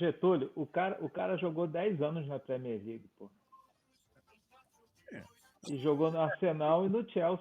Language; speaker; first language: Portuguese; native; Portuguese